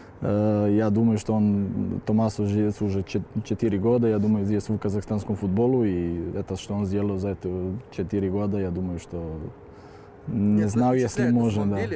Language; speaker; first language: Russian; non-native, learner; Serbian